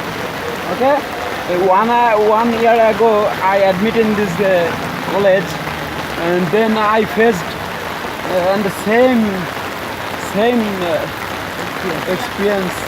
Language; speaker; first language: English; non-native, local second language; Bangla